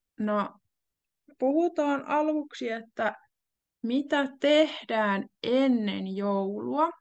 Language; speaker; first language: Finnish; native; Finnish